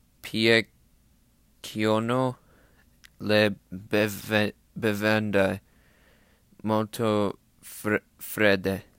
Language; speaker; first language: Italian; non-native, learner; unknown